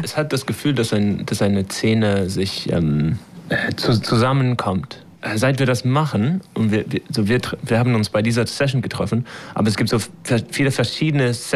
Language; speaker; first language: German; non-native, fluent; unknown